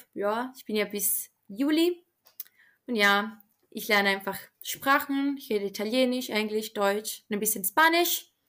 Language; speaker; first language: German; non-native, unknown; Italian